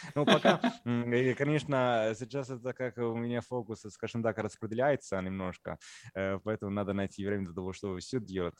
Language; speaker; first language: Russian; non-native, fluent; Italian